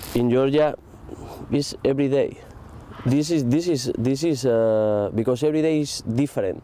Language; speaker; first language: English; non-native, learner; Spanish